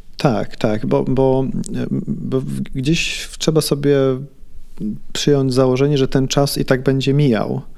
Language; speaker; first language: Polish; early bilingual, heritage; Polish